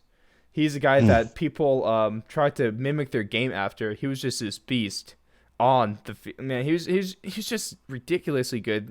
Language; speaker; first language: English; native; English